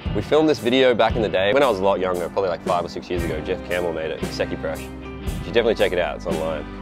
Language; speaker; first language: English; native; English